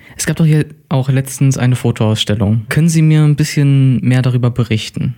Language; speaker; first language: German; native; German